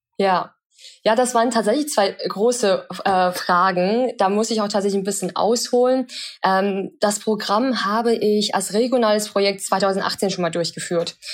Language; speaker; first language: German; early bilingual, other home language; Chinese